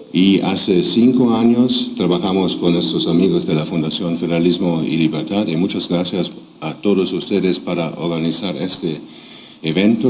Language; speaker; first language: Spanish; non-native, fluent; German